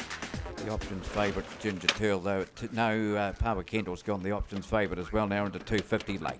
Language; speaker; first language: English; native; English